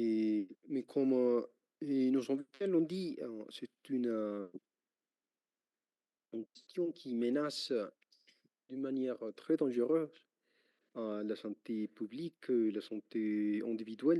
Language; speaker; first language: French; non-native, fluent; Spanish